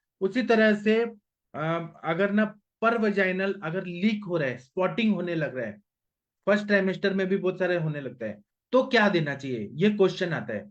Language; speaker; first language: Hindi; non-native, local second language; Marathi